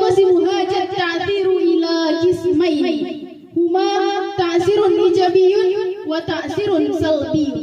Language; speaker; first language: Arabic; non-native, learner; Indonesian